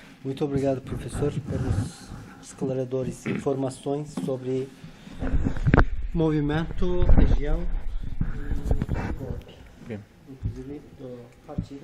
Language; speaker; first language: Portuguese; non-native, fluent; Turkish